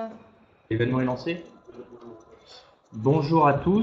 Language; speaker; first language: French; native; French